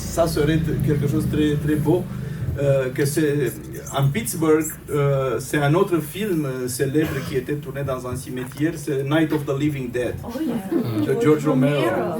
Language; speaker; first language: French; non-native, fluent; Romanian